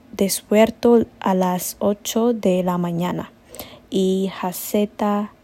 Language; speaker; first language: Spanish; non-native, learner; Amharic